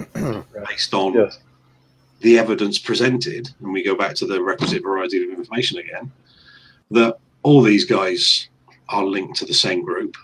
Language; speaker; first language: English; native; English